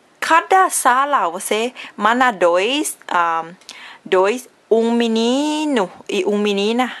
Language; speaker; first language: Portuguese; non-native, learner; Thai